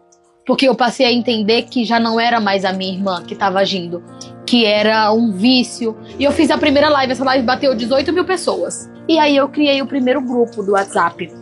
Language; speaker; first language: Portuguese; native; Portuguese